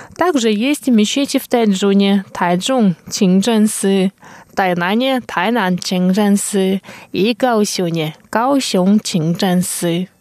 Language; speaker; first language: Russian; non-native, local second language; Tuvinian